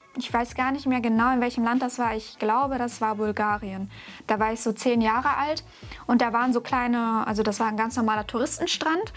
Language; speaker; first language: German; early bilingual, other home language; Russian